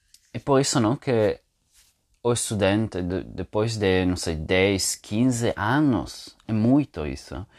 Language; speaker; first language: Portuguese; non-native, fluent; Italian